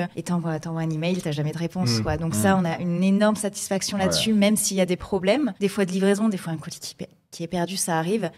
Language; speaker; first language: French; native; French